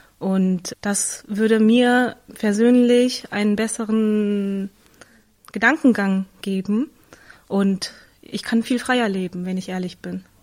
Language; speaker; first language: German; early bilingual, other home language; Tamil